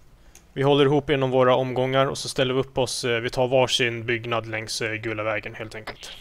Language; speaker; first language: Swedish; native; Swedish